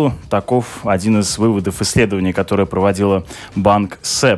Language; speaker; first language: Russian; native; Russian